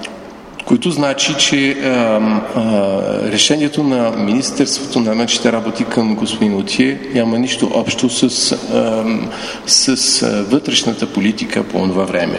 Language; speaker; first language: Bulgarian; non-native, fluent; French